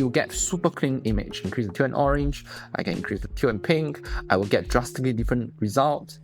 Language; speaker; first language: English; non-native, fluent; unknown